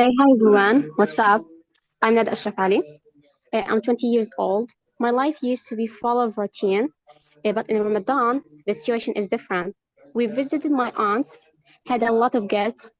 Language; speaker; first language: English; non-native, learner; Arabic